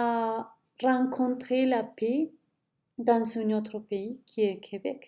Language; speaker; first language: French; non-native, learner; Spanish